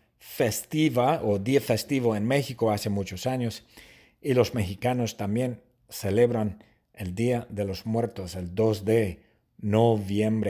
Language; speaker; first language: Spanish; non-native, fluent; English